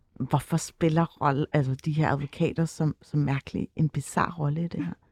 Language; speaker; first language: Danish; early bilingual, other home language; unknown